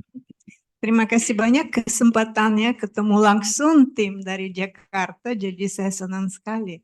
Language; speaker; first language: Indonesian; non-native, fluent; Russian